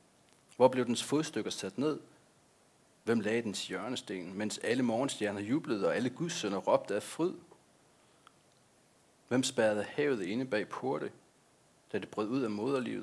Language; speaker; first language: Danish; native; Danish